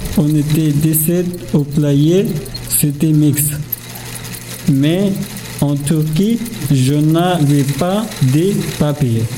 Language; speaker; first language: French; non-native, learner; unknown